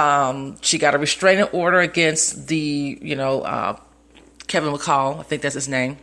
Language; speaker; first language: English; native; English